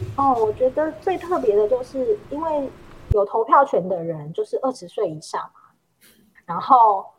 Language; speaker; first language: Chinese; native; Chinese